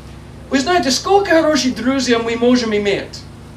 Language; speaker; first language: Russian; non-native, learner; English